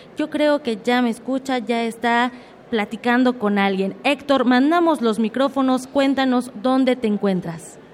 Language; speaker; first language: Spanish; native; Spanish